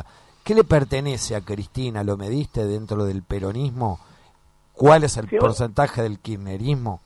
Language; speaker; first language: Spanish; native; Spanish